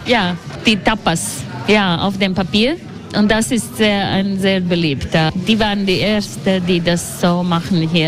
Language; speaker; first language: German; non-native, learner; Latvian